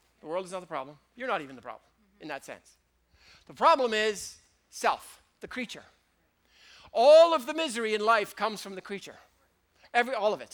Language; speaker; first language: English; native; English